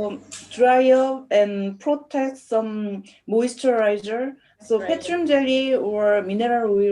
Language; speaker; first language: English; non-native, learner; Korean